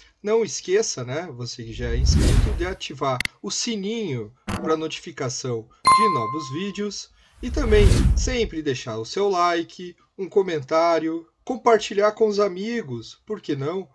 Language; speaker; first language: Portuguese; native; Portuguese